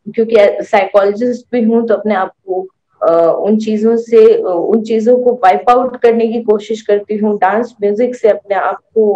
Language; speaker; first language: Hindi; native; Hindi